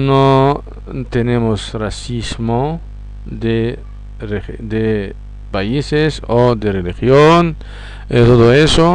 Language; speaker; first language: Spanish; non-native, fluent; Arabic